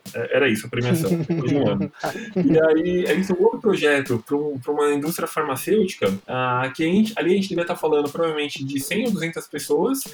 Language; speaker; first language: Portuguese; native; Portuguese